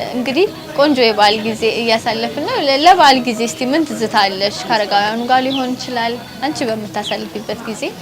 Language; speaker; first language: Amharic; native; Amharic